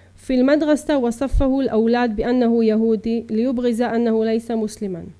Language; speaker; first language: Arabic; early bilingual, heritage; Arabic